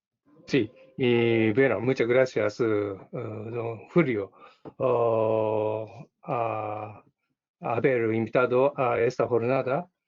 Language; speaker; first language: Spanish; non-native, learner; Japanese